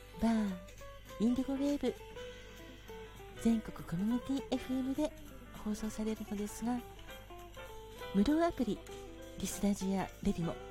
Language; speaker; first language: Japanese; native; Japanese